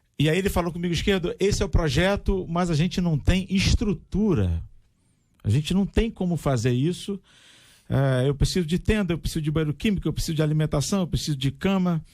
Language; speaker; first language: Portuguese; native; Portuguese